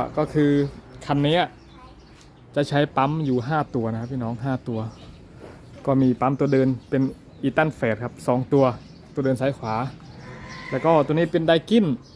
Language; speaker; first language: Thai; native; Thai